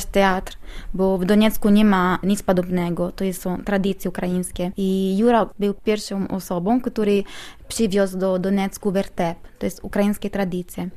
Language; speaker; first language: Polish; non-native, learner; Italian